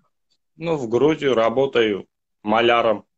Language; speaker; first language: Russian; non-native, fluent; Armenian